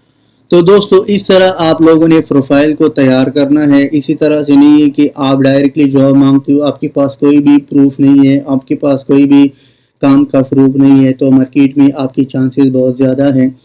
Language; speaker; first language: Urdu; non-native, local second language; Pashto